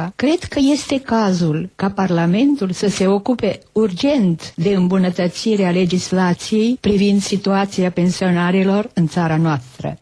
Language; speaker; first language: Romanian; native; Romanian